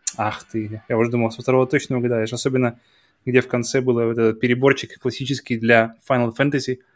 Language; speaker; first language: Russian; native; Russian